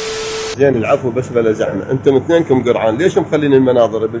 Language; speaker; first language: Arabic; native; Arabic